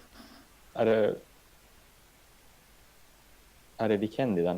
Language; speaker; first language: Swedish; native; Swedish